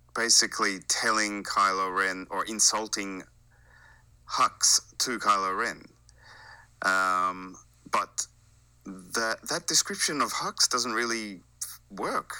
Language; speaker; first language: English; native; English